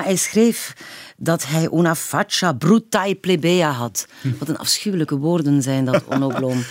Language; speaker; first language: Dutch; native; Dutch